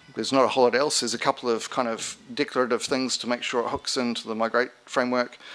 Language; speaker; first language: English; native; English